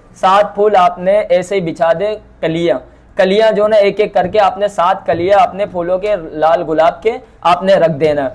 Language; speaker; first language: Urdu; non-native, local second language; Bangla